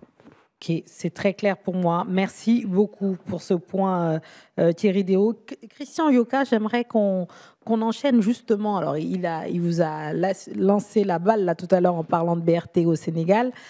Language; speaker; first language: French; native; French